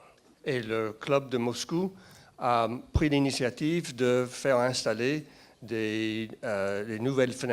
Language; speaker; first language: French; non-native, fluent; English